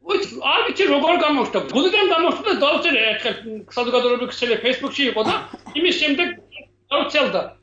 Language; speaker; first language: Georgian; non-native, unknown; Turkish